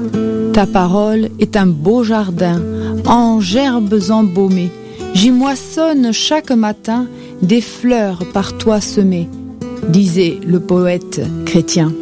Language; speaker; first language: French; native; French